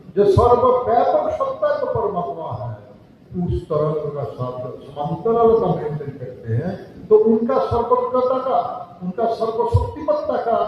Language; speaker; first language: Hindi; non-native, local second language; Bangla